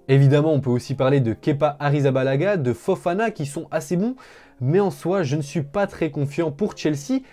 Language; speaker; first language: French; native; French